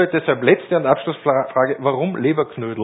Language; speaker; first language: German; native; German